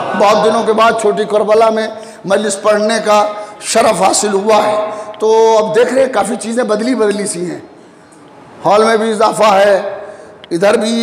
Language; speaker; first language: Urdu; native; Urdu